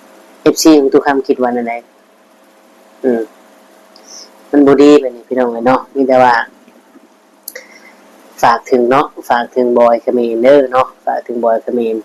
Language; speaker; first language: Thai; non-native, local second language; Lao